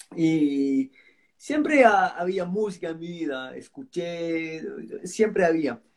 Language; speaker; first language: Spanish; non-native, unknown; French